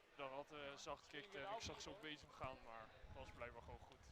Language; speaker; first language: Dutch; native; Dutch